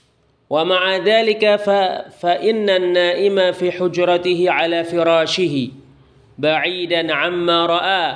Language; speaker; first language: Arabic; non-native, fluent; Indonesian